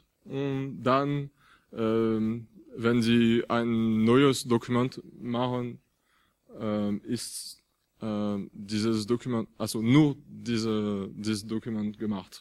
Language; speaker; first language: German; non-native, fluent; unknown